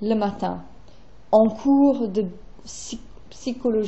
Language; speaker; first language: French; non-native, fluent; English